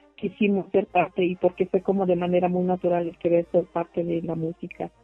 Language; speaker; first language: Spanish; non-native, local second language; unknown